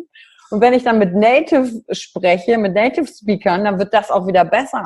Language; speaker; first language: German; native; German